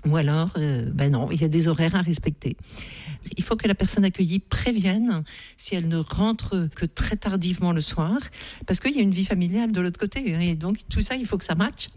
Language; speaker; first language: French; native; French